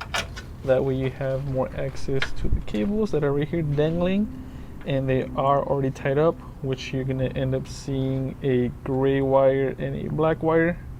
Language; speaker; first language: English; native; English